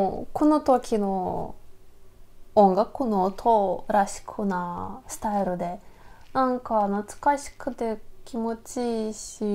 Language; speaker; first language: Japanese; non-native, learner; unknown